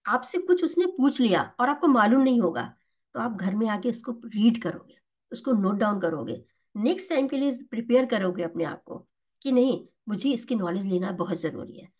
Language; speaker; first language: Hindi; native; Hindi